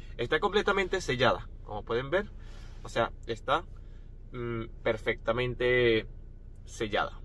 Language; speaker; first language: Spanish; native; Spanish